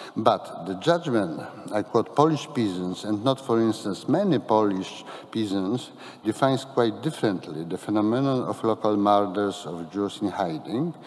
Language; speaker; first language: English; non-native, fluent; Polish